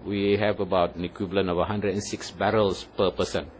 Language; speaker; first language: English; non-native, local second language; Malay